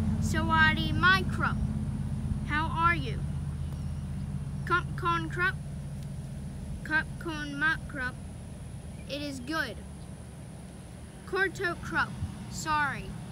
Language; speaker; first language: English; native; English